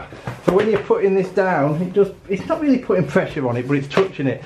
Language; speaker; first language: English; native; English